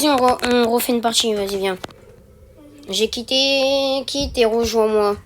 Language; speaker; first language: French; native; French